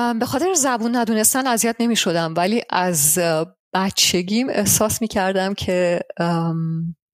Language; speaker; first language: Persian; early bilingual, heritage; Persian